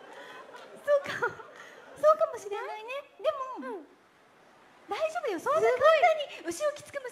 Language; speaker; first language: Japanese; native; Japanese